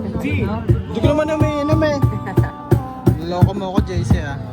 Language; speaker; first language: Filipino; native; Filipino